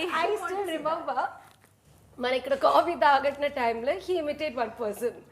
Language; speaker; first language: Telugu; non-native, learner; Malayalam